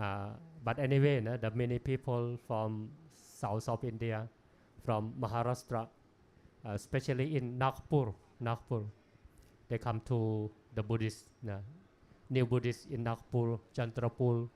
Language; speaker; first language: English; non-native, learner; Thai